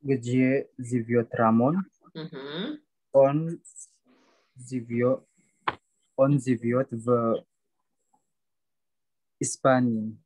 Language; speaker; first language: Russian; non-native, learner; Indonesian